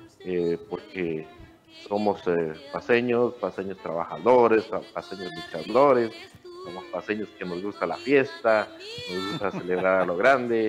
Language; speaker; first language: Spanish; native; Spanish